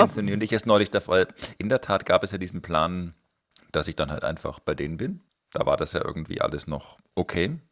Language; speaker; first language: German; native; German